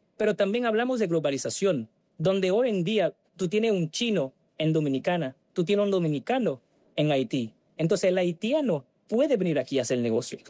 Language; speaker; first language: Spanish; non-native, fluent; Haitian Creole